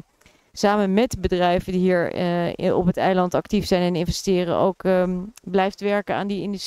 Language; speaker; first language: Dutch; native; Dutch